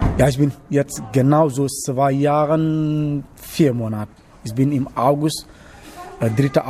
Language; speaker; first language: German; non-native, learner; Wolof